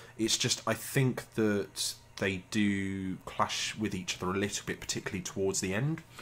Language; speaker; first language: English; native; English